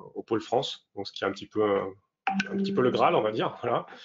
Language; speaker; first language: French; native; French